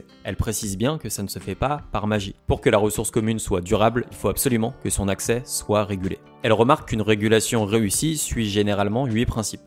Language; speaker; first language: French; native; French